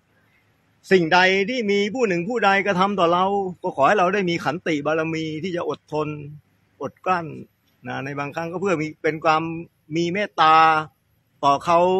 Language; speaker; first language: Thai; native; Thai